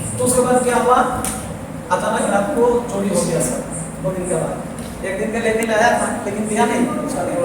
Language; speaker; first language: Hindi; non-native, local second language; Telugu